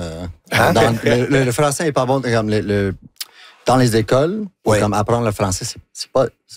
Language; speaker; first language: French; non-native, local second language; English